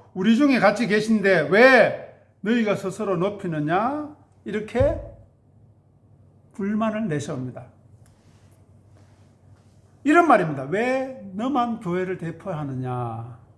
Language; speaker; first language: Korean; native; Korean